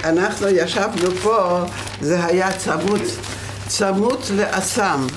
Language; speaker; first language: Hebrew; non-native, fluent; Polish